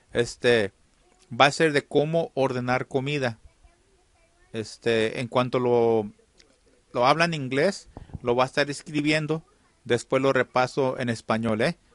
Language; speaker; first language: Spanish; early bilingual, heritage; Spanish